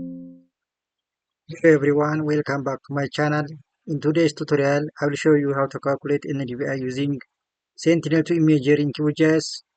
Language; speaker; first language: English; non-native, local second language; Amharic